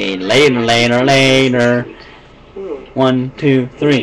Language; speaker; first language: English; native; English